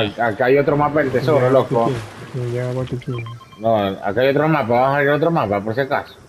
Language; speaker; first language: Spanish; native; Spanish